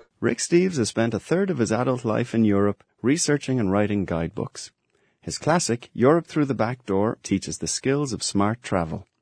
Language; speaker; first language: English; native; English